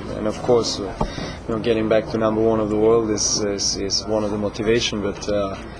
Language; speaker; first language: English; non-native, fluent; Serbian